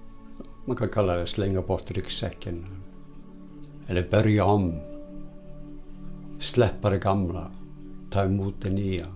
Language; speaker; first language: Swedish; non-native, fluent; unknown